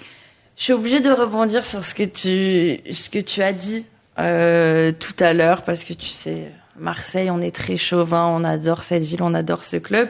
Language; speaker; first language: French; native; French